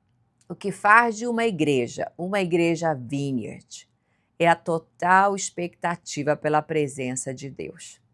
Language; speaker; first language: Portuguese; native; Portuguese